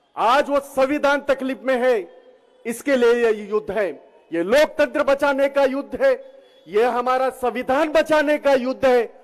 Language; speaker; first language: Hindi; non-native, local second language; Marathi